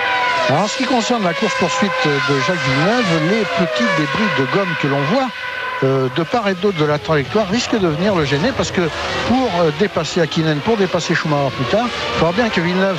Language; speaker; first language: French; native; French